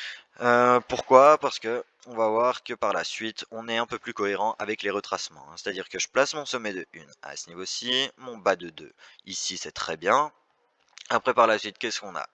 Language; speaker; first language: French; native; French